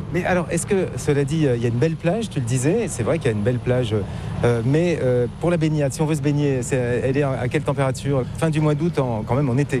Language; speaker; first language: French; native; French